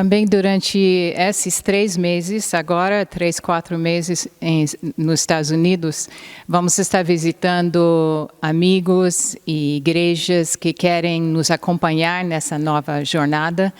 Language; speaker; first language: Portuguese; non-native, fluent; English